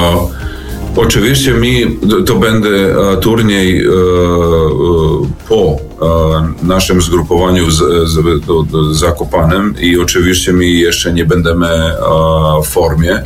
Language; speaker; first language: Polish; non-native, learner; Serbian